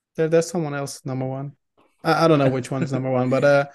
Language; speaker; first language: English; non-native, fluent; Dutch